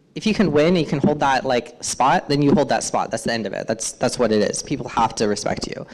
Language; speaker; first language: English; native; English